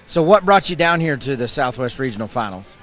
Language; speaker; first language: English; native; English